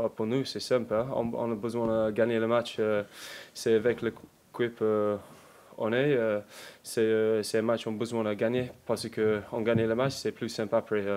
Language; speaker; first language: French; non-native, learner; English